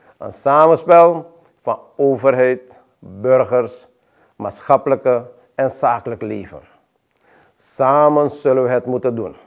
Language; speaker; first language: Dutch; native; Dutch